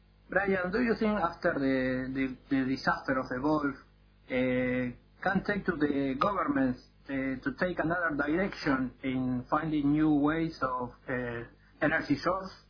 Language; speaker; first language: English; non-native, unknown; Spanish